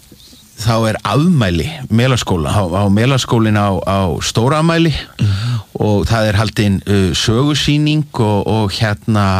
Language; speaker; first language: Icelandic; native; Icelandic